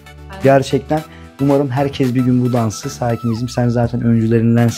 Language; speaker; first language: Turkish; native; Turkish